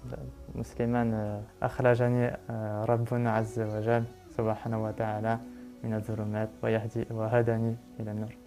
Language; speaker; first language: Arabic; non-native, learner; French